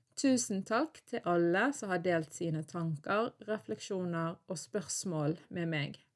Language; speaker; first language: Norwegian; native; Norwegian